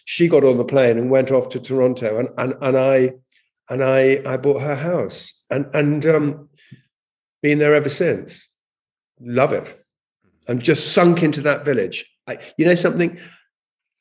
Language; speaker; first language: English; native; English